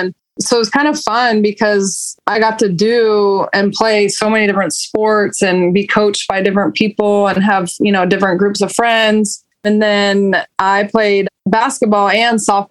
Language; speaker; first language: English; native; English